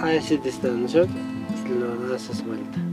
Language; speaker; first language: Spanish; non-native, local second language; Quechua